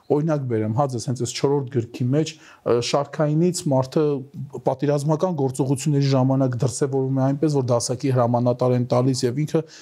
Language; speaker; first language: Armenian; native; Armenian